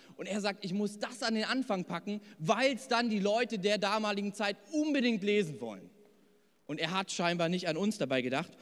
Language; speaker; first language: German; native; German